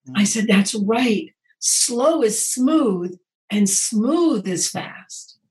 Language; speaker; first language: English; native; English